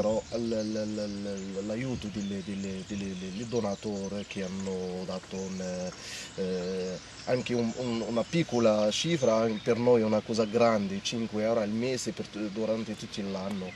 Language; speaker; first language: Italian; non-native, learner; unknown